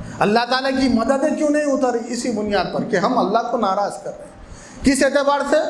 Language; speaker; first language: Urdu; native; Urdu